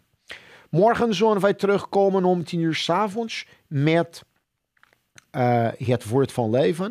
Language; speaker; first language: Dutch; non-native, fluent; Portuguese